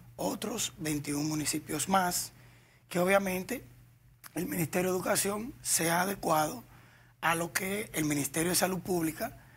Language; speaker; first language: Spanish; native; Spanish